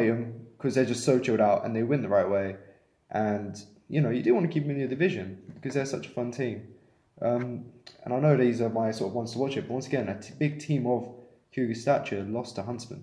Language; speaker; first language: English; native; English